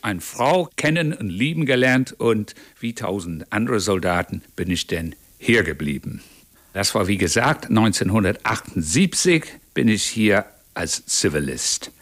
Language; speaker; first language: German; non-native, fluent; English